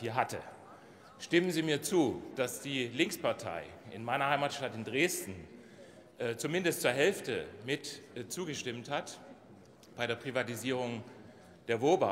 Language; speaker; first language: German; native; German